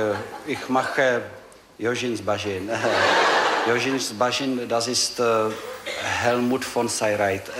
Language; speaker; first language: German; non-native, learner; Czech